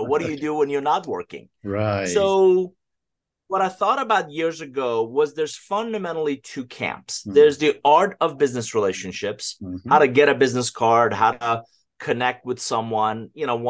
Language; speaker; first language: English; non-native, fluent; Persian